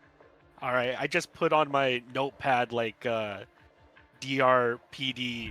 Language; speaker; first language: English; native; English